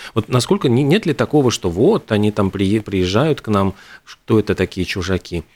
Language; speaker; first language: Russian; native; Russian